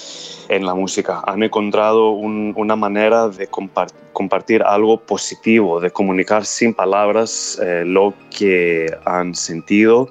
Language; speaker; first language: Spanish; non-native, fluent; Greek